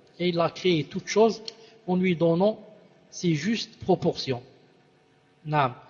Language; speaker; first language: French; non-native, local second language; Arabic